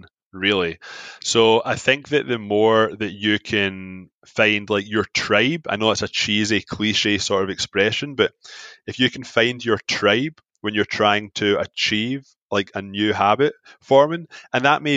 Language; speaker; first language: English; native; English